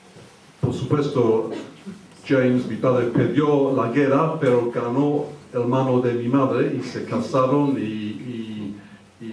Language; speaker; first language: Spanish; early bilingual, heritage; English